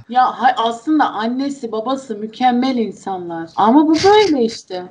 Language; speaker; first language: Turkish; native; Turkish